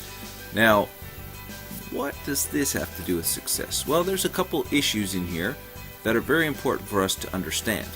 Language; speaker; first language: English; native; English